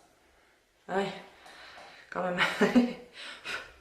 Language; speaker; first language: French; native; French